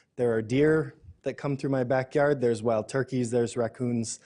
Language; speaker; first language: English; native; English